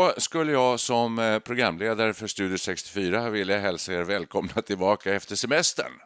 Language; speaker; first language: Swedish; native; Swedish